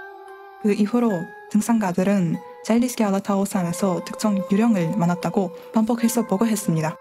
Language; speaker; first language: Korean; non-native, fluent; Kazakh